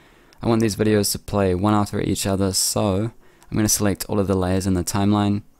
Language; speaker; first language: English; native; English